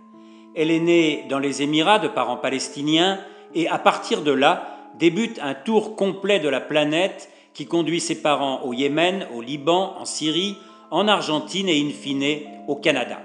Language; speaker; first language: French; native; French